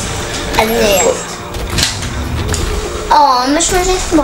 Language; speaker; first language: Polish; early bilingual, heritage; Polish